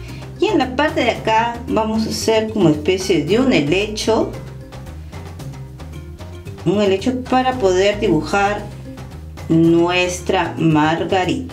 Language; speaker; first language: Spanish; native; Spanish